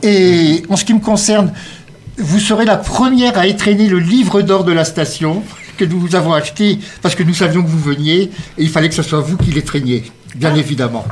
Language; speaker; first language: French; native; French